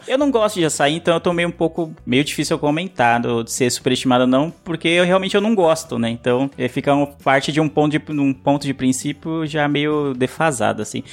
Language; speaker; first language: Portuguese; native; Portuguese